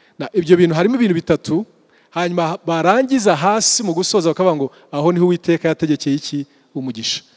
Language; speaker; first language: Kinyarwanda; early bilingual, heritage; Kinyarwanda